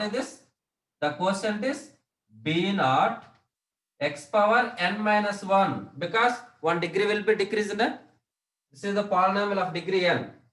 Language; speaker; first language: English; non-native, local second language; Telugu